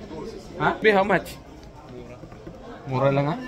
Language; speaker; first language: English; non-native, local second language; Filipino